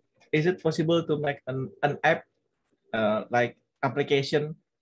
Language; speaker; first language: English; non-native, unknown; Indonesian